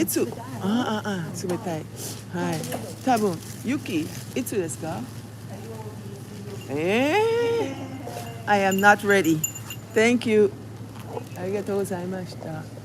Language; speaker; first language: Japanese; non-native, learner; English